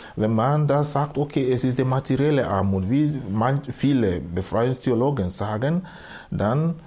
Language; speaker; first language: German; non-native, fluent; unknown